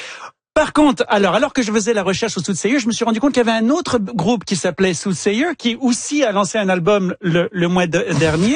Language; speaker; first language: French; native; French